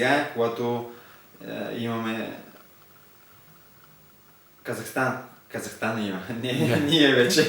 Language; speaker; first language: Bulgarian; non-native, learner; Russian